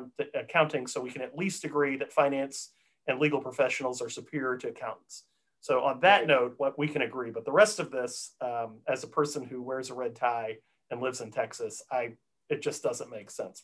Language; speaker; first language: English; native; English